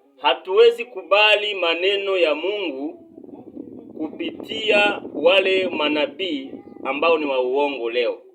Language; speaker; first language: Swahili; non-native, local second language; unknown